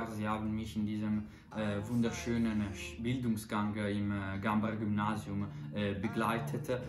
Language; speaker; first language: German; non-native, fluent; Italian